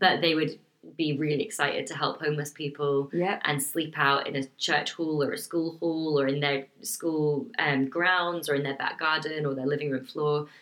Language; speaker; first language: English; native; English